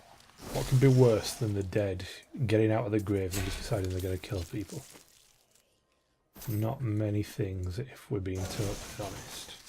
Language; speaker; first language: English; native; English